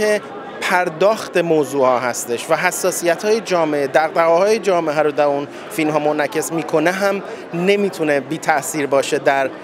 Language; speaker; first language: Persian; native; Persian